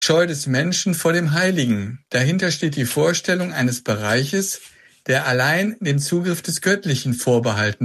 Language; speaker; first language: German; native; German